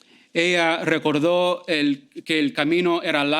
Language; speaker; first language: Spanish; early bilingual, heritage; Spanish